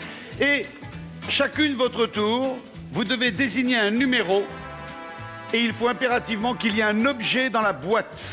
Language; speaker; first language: French; native; French